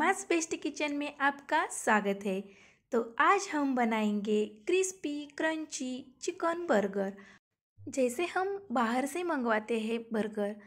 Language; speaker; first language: Hindi; non-native, local second language; Marathi